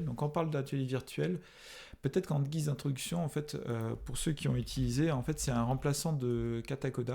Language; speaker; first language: French; native; French